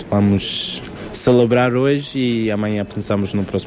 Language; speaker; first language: Portuguese; non-native, fluent; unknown